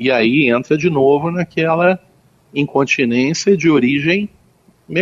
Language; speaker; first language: Portuguese; native; Portuguese